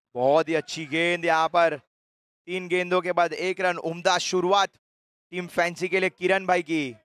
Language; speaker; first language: Hindi; non-native, local second language; Gujarati